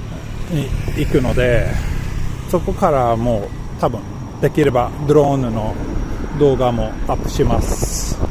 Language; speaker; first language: Japanese; non-native, learner; Swedish